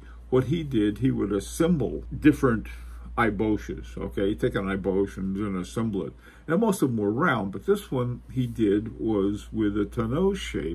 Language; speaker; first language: English; native; English